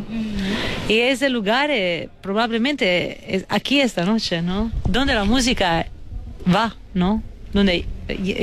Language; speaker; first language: Spanish; non-native, fluent; Italian